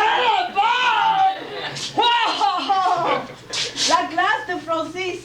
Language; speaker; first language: French; non-native, fluent; English